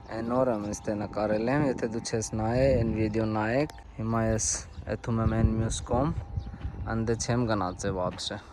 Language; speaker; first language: Armenian; non-native, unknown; Hindi